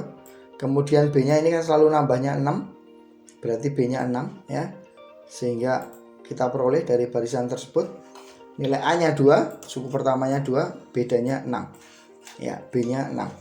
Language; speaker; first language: Indonesian; native; Indonesian